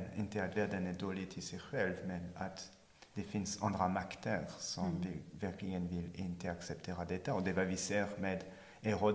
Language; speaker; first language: Swedish; non-native, fluent; French